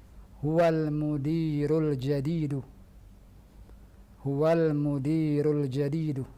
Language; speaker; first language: Arabic; non-native, fluent; Indonesian